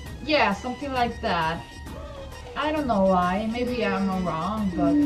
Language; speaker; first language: English; non-native, learner; Italian